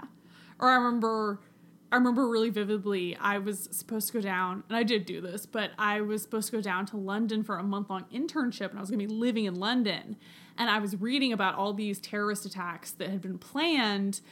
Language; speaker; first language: English; native; English